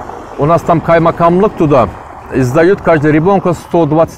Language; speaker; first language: Russian; non-native, learner; Turkish